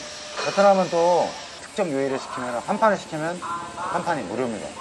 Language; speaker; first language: Korean; native; Korean